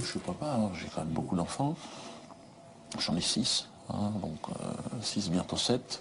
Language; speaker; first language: French; native; French